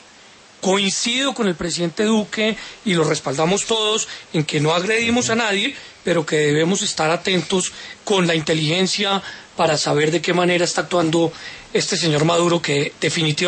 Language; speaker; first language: Spanish; native; Spanish